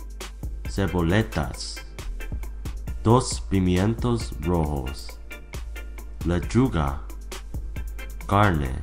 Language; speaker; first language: Spanish; non-native, learner; English